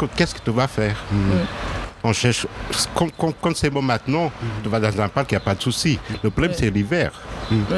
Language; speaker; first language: French; non-native, fluent; Portuguese